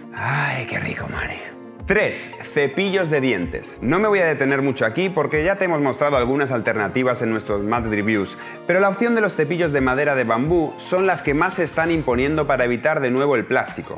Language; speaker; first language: Spanish; native; Spanish